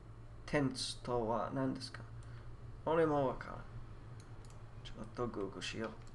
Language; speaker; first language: Japanese; non-native, learner; English